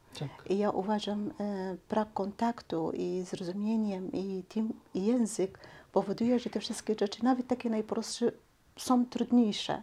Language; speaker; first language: Polish; non-native, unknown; Arabic